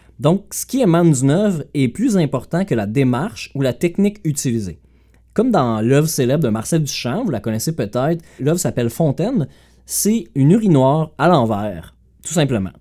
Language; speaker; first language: French; native; French